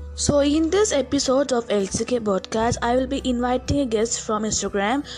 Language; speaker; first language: English; non-native, local second language; Tamil